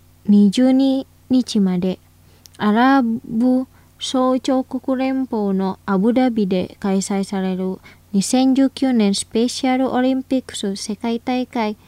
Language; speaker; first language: Japanese; non-native, fluent; Indonesian